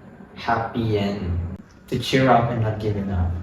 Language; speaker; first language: English; non-native, fluent; Indonesian